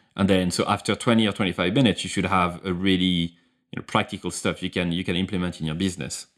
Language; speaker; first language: English; non-native, fluent; French